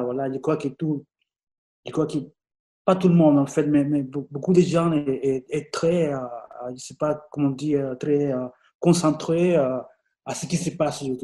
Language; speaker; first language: French; non-native, fluent; Spanish